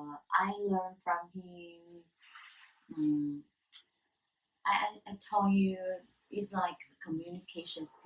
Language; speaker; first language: English; non-native, learner; Vietnamese